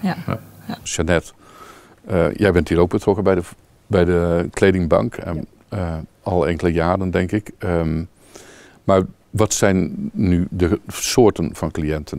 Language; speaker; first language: Dutch; native; Dutch